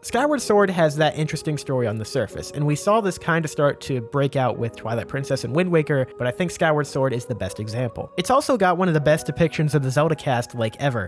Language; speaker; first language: English; native; English